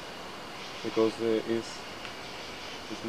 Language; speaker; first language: English; non-native, learner; Spanish